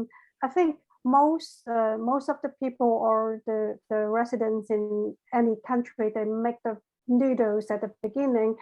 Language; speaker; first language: English; non-native, learner; Chinese